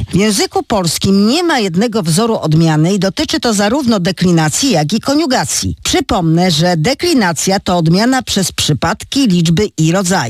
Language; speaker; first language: Polish; native; Polish